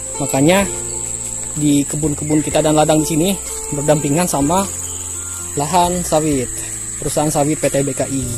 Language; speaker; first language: Indonesian; non-native, local second language; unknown